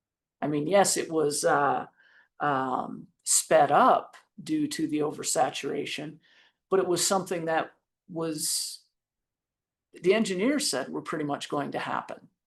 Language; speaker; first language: English; native; English